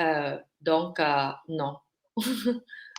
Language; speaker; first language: French; non-native, learner; Filipino